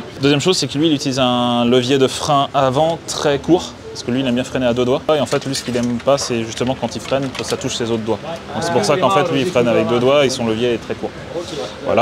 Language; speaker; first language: French; native; French